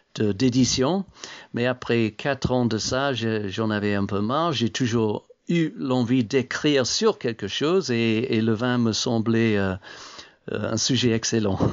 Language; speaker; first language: French; non-native, fluent; English